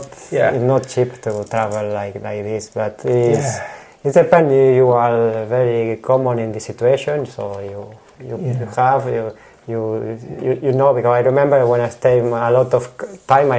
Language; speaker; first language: English; non-native, learner; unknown